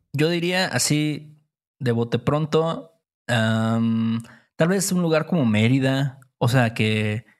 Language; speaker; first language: Spanish; native; Spanish